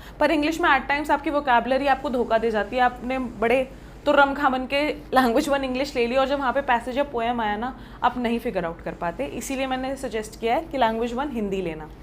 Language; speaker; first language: Hindi; native; Hindi